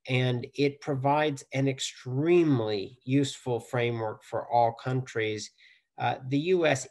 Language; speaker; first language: English; native; English